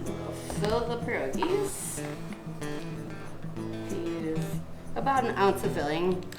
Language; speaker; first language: English; native; English